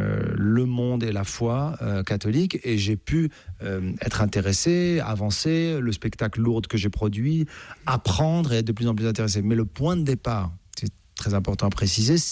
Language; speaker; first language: French; native; French